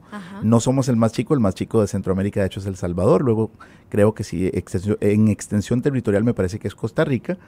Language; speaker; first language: Spanish; native; Spanish